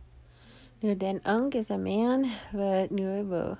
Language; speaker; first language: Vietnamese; non-native, learner; English